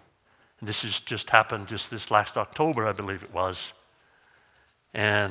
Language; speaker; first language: English; native; English